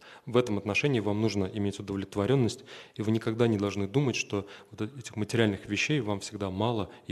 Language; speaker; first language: Russian; native; Russian